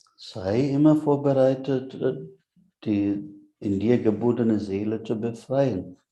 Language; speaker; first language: German; non-native, fluent; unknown